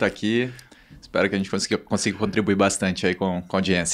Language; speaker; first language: Portuguese; native; Portuguese